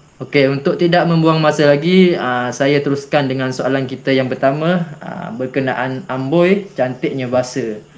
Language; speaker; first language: Malay; native; Malay